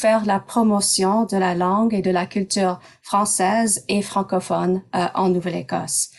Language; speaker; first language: French; non-native, local second language; English